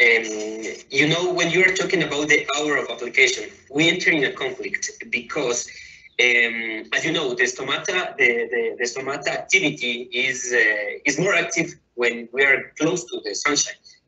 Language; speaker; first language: English; non-native, fluent; Spanish